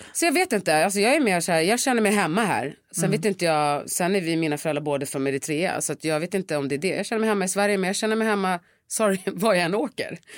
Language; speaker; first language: Swedish; early bilingual, other home language; Tigrinya